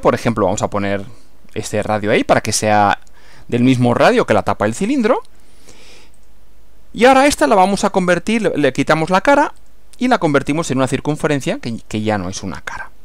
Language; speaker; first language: Spanish; native; Spanish